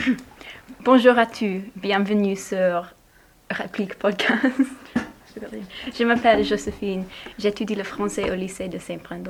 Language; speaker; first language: French; non-native, learner; English